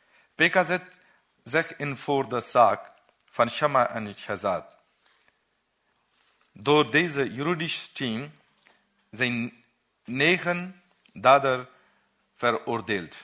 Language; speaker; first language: Dutch; non-native, learner; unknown